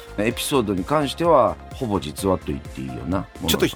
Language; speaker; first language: Japanese; native; Japanese